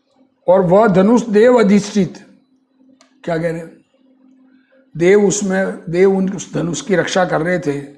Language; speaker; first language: Hindi; native; Hindi